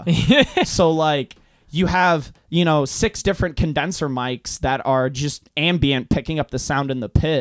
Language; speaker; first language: English; non-native, fluent; Hungarian